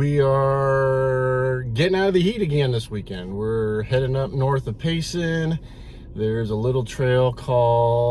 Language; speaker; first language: English; native; English